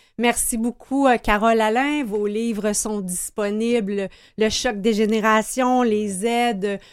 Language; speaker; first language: French; native; French